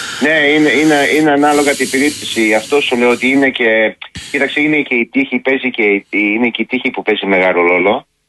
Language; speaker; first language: Greek; early bilingual, heritage; Greek